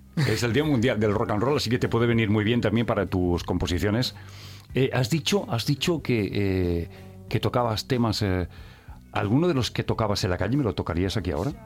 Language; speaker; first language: Spanish; native; Spanish